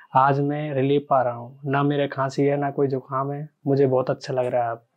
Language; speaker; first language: Hindi; native; Hindi